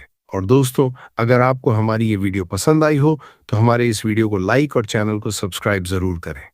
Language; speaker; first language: Hindi; native; Hindi